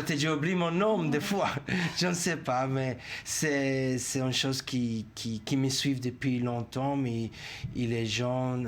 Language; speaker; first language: French; non-native, fluent; English